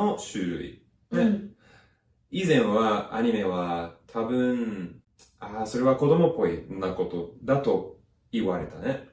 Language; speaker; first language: Japanese; non-native, learner; English